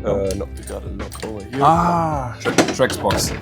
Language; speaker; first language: English; non-native, fluent; German